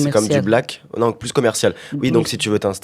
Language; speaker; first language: French; native; French